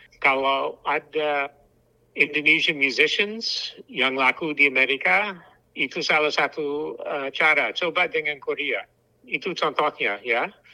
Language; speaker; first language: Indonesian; non-native, fluent; English